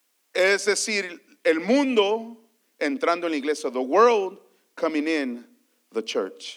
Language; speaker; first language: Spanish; early bilingual, heritage; Spanish